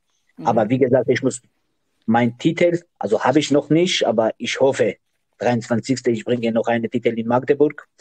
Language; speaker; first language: German; non-native, learner; Georgian